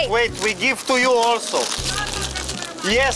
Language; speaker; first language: English; non-native, learner; Romanian